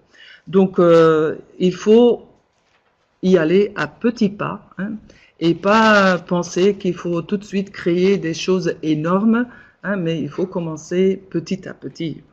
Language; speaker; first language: French; non-native, local second language; Dutch